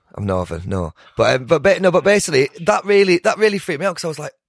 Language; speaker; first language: English; native; English